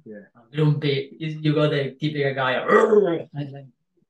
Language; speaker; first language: English; non-native, fluent; Spanish